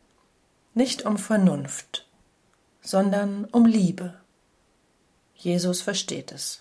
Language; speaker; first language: German; native; German